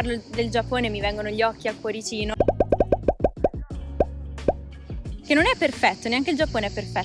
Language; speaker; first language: Italian; native; Italian